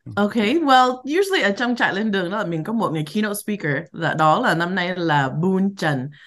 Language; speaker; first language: Vietnamese; early bilingual, heritage; Vietnamese